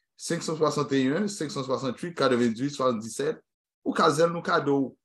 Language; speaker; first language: French; native; French